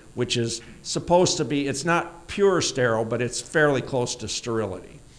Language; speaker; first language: English; native; English